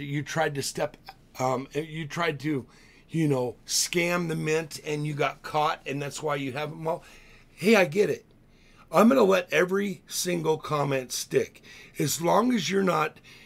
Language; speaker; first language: English; native; English